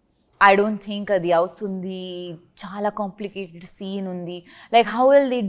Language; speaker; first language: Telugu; non-native, learner; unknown